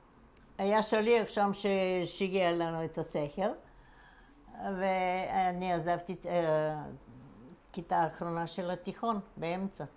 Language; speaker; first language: Hebrew; non-native, fluent; Bulgarian